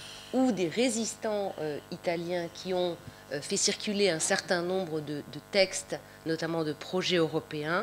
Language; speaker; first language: French; native; French